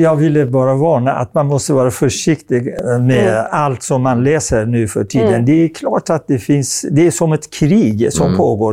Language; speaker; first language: Swedish; non-native, fluent; Persian